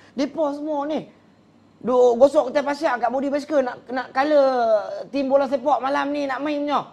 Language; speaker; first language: Malay; native; Malay